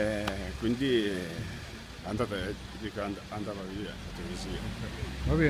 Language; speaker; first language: Italian; non-native, learner; Arabic